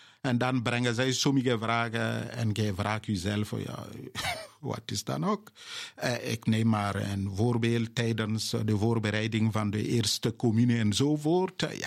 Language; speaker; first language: Dutch; non-native, fluent; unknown